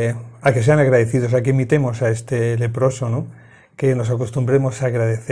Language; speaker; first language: Spanish; native; Spanish